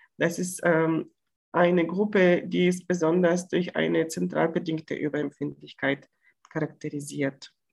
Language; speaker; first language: German; non-native, fluent; Bulgarian